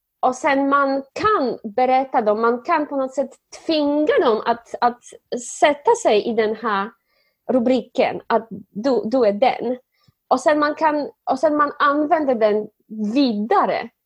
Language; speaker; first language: Swedish; non-native, fluent; Polish